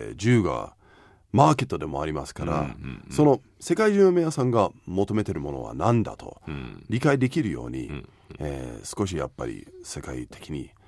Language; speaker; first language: Japanese; non-native, fluent; English